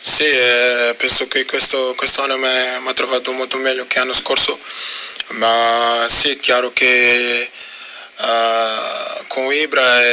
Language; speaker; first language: Italian; non-native, fluent; Portuguese